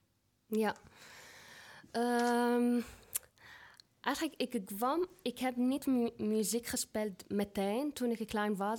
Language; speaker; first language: Dutch; non-native, learner; Arabic